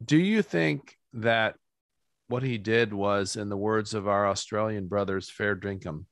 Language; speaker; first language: English; native; English